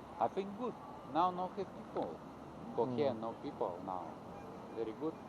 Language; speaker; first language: English; non-native, learner; Thai